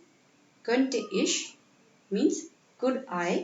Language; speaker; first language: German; non-native, fluent; Hindi